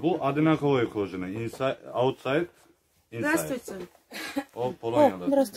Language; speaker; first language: Russian; non-native, learner; Turkish